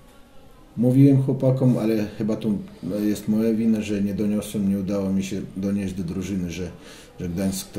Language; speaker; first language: Polish; non-native, fluent; Russian